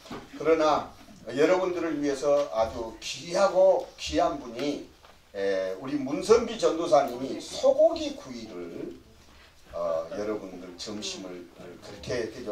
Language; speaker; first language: Korean; native; Korean